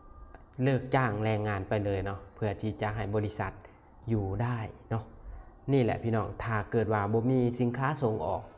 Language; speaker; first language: Thai; non-native, local second language; Northeastern Thai